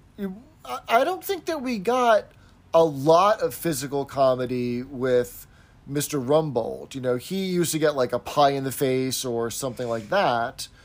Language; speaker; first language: English; native; English